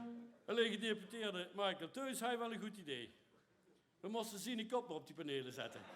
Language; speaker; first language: Dutch; native; Dutch